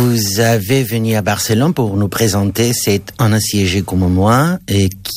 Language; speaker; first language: French; non-native, learner; Catalan